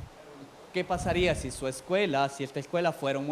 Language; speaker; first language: Spanish; native; Spanish